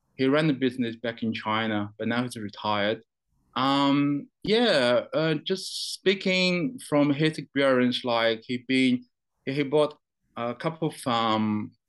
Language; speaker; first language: English; non-native, fluent; Chinese